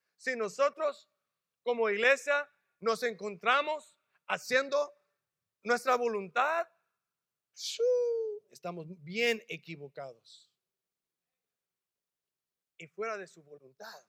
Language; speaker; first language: Spanish; early bilingual, heritage; English